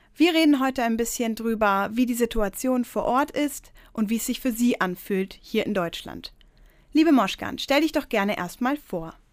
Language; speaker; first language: German; native; German